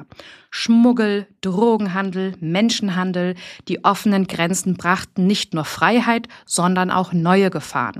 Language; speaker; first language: German; native; German